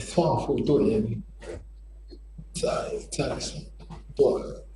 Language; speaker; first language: Chinese; non-native, learner; Japanese